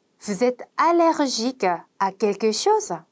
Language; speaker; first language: French; non-native, fluent; Korean